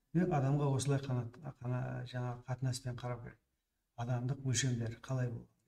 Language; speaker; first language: Kazakh; native; Kazakh